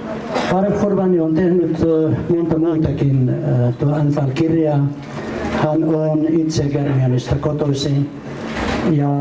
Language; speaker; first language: Finnish; non-native, fluent; Central Kurdish